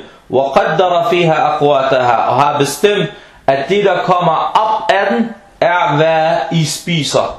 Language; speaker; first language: Danish; early bilingual, other home language; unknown